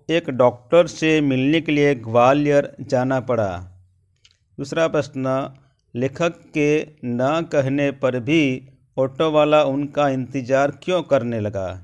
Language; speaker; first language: Hindi; non-native, local second language; Gujarati